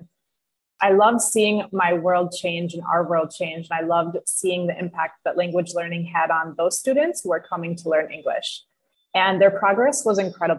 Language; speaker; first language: English; native; English